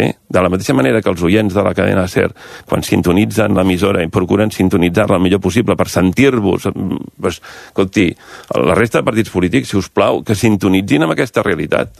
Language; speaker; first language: Catalan; native; Catalan